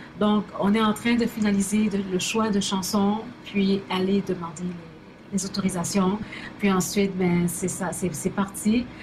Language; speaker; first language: French; early bilingual, other home language; Haitian Creole